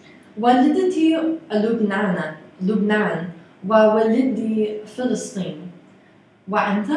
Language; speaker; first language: Arabic; non-native, learner; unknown